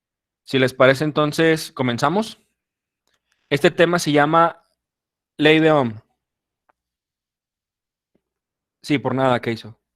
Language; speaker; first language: Spanish; native; Spanish